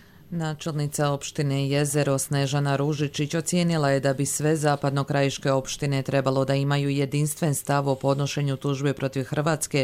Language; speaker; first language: Serbian; native; Serbian